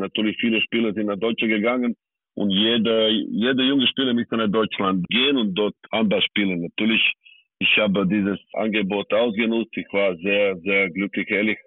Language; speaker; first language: German; non-native, fluent; Serbian